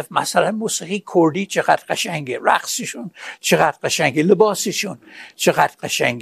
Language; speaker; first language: Persian; non-native, fluent; English